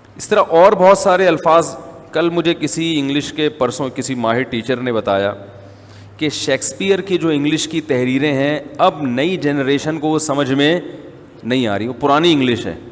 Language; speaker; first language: Urdu; native; Urdu